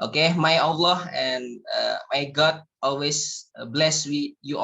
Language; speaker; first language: English; non-native, learner; Indonesian